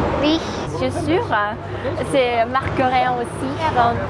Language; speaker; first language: French; non-native, learner; Korean